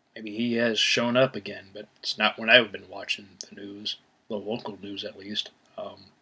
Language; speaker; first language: English; native; English